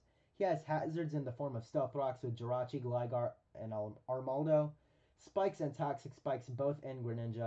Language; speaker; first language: English; native; English